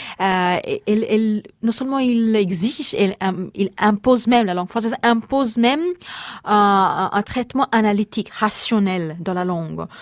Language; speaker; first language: French; non-native, fluent; Bangla